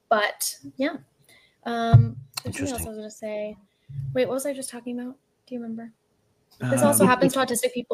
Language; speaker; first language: English; native; English